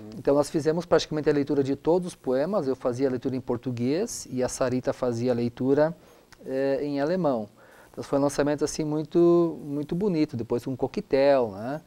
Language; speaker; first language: Portuguese; non-native, local second language; German